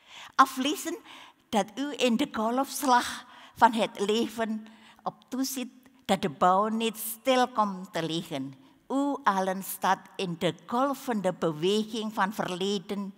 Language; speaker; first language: Dutch; non-native, learner; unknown